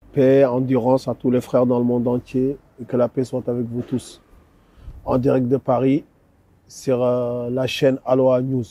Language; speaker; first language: French; non-native, local second language; Wolof